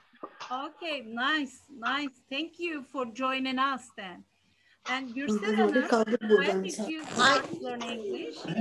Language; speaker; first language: English; non-native, fluent; Turkish